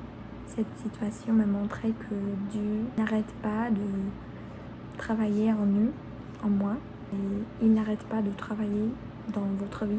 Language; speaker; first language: French; non-native, learner; Spanish